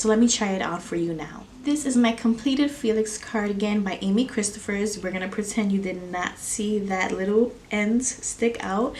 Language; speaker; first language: English; native; English